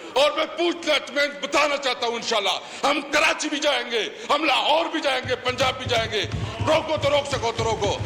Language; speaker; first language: Urdu; non-native, local second language; Pashto